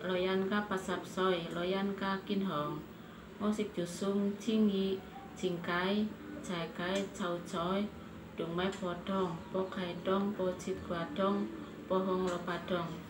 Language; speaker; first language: Cantonese; non-native, learner; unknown